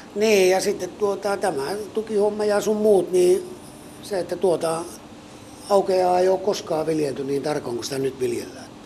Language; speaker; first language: Finnish; native; Finnish